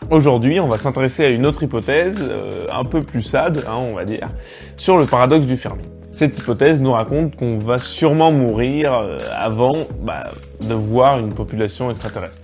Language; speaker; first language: French; native; French